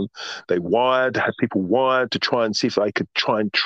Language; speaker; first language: English; native; English